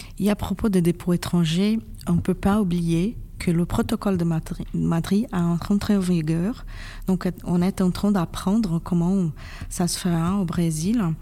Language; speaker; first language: French; non-native, fluent; Portuguese